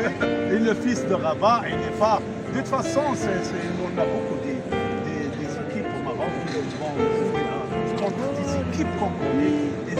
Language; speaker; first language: French; non-native, local second language; Arabic